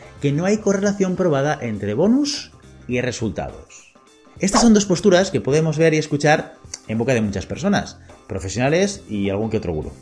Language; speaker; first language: Spanish; native; Spanish